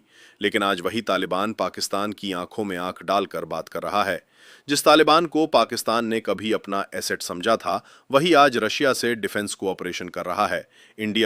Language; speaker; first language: Hindi; native; Hindi